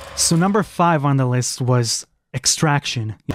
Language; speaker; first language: English; native; English